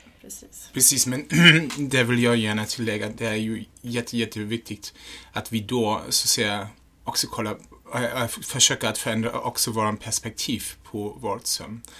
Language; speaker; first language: Swedish; non-native, fluent; German